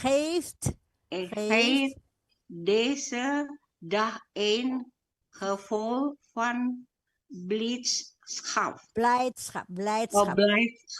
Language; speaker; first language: Dutch; non-native, learner; Indonesian